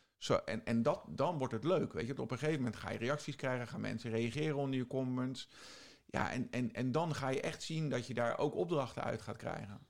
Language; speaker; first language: Dutch; native; Dutch